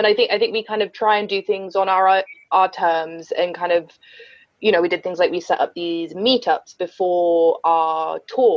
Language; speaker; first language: English; native; English